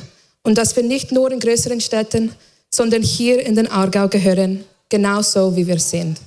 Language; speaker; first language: German; non-native, fluent; English